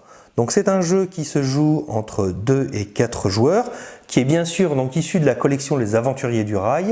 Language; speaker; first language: French; native; French